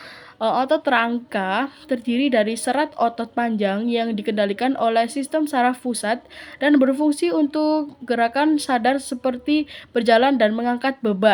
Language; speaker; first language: Indonesian; native; Indonesian